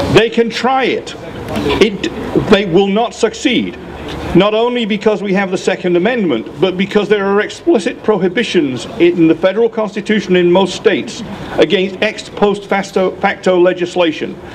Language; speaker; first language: English; native; English